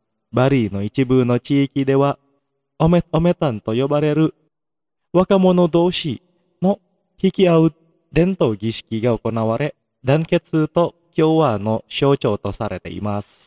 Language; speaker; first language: Japanese; non-native, fluent; Indonesian